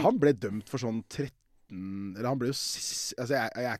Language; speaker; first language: Norwegian; native; Norwegian